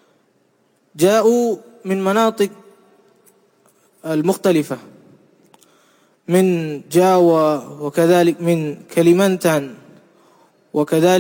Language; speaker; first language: Arabic; non-native, fluent; Indonesian